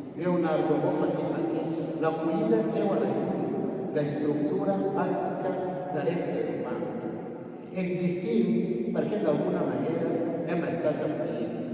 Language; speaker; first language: Catalan; non-native, fluent; Kinyarwanda